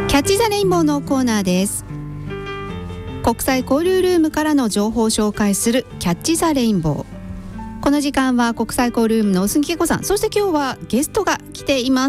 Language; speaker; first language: Japanese; native; Japanese